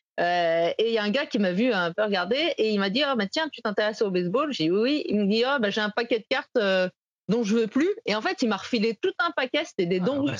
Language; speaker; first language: French; native; French